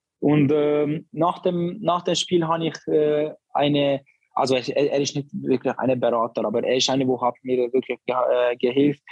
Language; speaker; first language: German; non-native, learner; Albanian